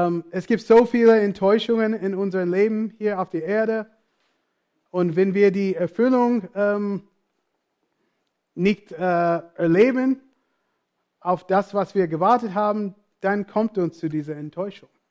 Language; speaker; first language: German; non-native, fluent; English